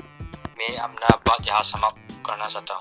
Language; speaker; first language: Hindi; non-native, local second language; Manipuri